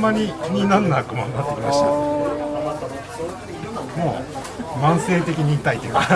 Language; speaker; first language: Japanese; native; Japanese